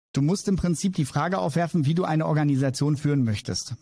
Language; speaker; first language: German; native; German